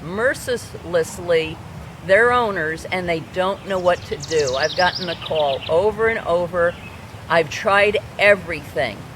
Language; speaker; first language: English; native; English